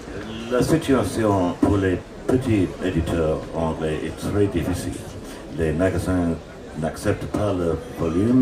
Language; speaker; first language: French; non-native, fluent; English